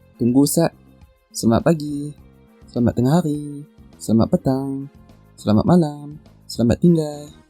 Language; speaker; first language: Malay; native; Malay